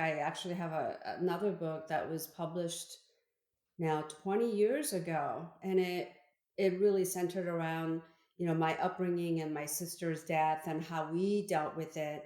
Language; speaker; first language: English; early bilingual, other home language; Korean